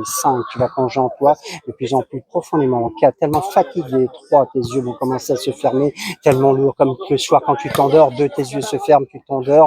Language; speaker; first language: French; native; French